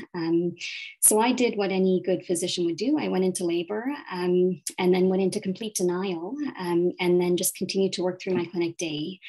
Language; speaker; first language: English; native; English